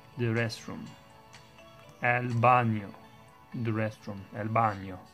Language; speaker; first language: Spanish; non-native, learner; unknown